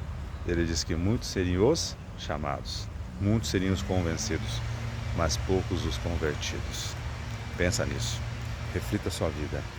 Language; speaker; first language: Portuguese; native; Portuguese